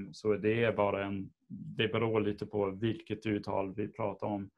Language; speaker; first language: Swedish; non-native, fluent; English